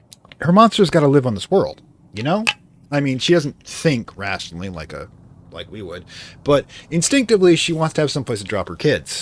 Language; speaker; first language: English; native; English